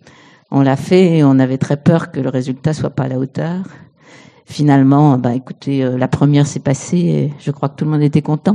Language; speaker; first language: French; native; French